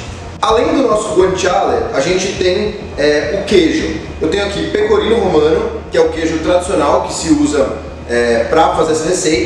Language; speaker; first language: Portuguese; native; Portuguese